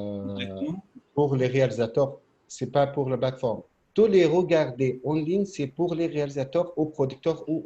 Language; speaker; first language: French; non-native, fluent; Arabic